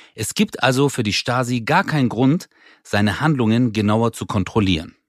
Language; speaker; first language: German; early bilingual, other home language; Turkish